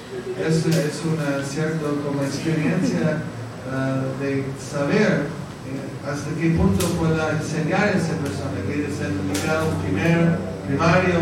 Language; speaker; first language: Spanish; non-native, fluent; English